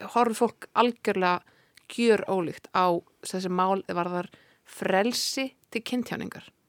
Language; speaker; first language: Icelandic; native; Icelandic